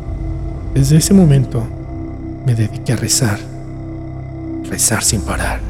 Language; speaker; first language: Spanish; native; Spanish